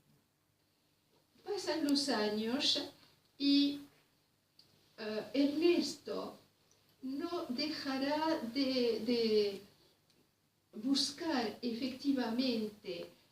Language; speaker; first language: Spanish; non-native, fluent; French